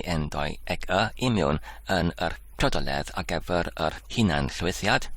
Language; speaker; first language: Welsh; non-native, learner; English